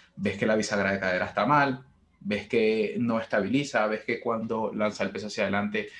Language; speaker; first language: Spanish; native; Spanish